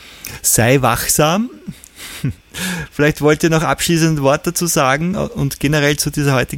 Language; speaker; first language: German; native; German